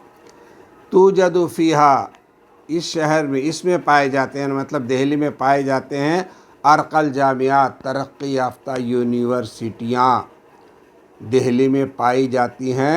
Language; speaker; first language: Urdu; native; Urdu